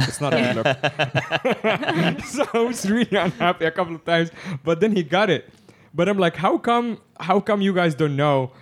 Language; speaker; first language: English; early bilingual, other home language; Arabic